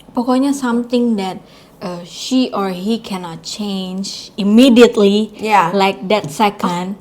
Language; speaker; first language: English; non-native, learner; Indonesian